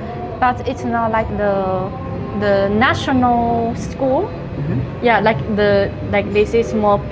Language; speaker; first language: English; non-native, fluent; Chinese